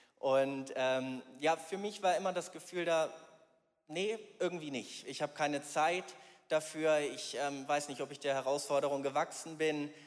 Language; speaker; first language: German; native; German